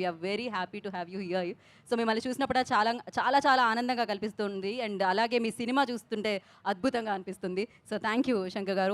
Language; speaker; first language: Telugu; native; Telugu